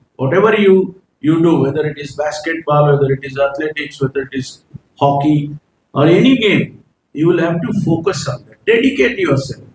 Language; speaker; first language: English; non-native, local second language; Kannada